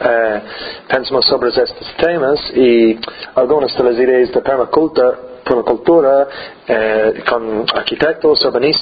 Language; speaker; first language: Spanish; non-native, learner; English